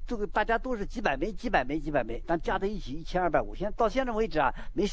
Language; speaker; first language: Chinese; native; Chinese